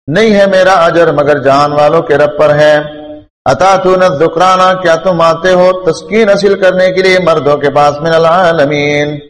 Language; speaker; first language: Urdu; non-native, local second language; Pashto